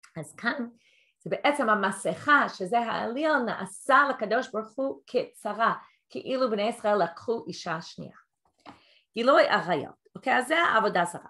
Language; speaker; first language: Hebrew; non-native, fluent; English